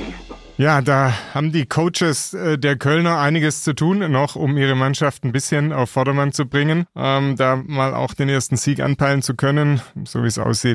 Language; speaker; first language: German; native; German